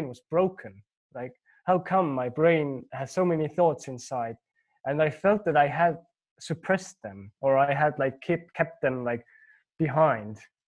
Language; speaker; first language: English; non-native, fluent; Estonian